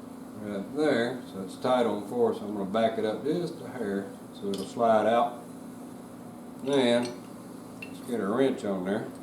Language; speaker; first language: English; native; English